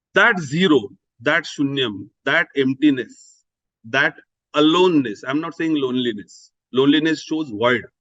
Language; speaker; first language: English; non-native, local second language; Marathi